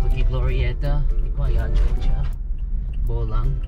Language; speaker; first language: English; native; English